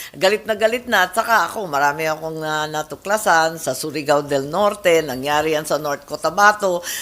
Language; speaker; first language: Filipino; native; Filipino